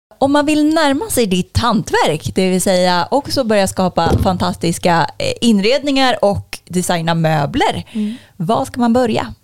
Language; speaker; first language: Swedish; native; Swedish